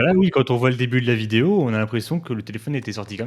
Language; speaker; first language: French; native; French